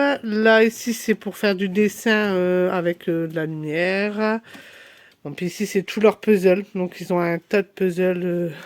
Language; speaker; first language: French; native; French